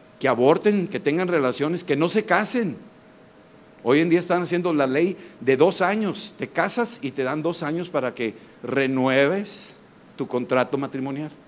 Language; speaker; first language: Spanish; native; Spanish